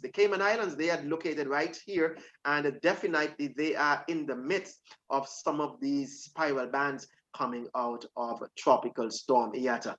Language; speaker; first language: English; native; English